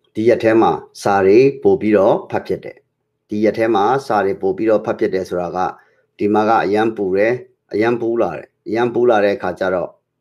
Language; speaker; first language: Burmese; native; Burmese